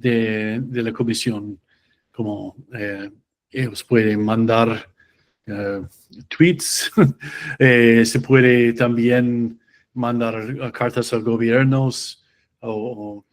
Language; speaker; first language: Spanish; non-native, fluent; English